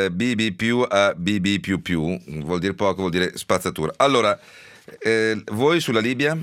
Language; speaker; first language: Italian; native; Italian